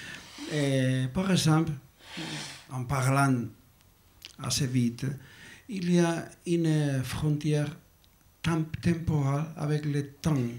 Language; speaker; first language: French; non-native, learner; Basque